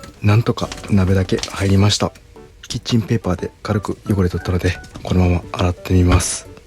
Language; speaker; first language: Japanese; native; Japanese